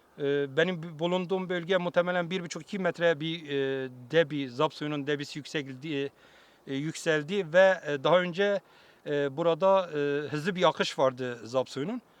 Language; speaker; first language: Turkish; non-native, local second language; Kurdish